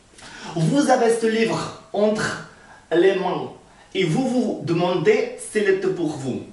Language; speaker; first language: French; non-native, learner; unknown